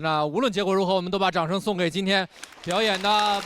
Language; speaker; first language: Chinese; native; Chinese